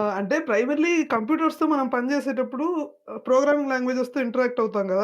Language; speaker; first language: Telugu; native; Telugu